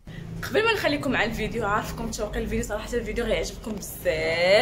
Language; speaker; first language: Arabic; native; Arabic